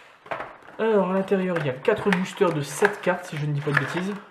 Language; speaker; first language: French; native; French